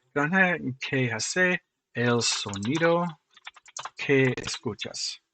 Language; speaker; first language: Spanish; non-native, learner; English